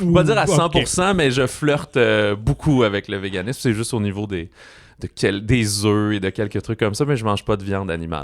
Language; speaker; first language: French; native; French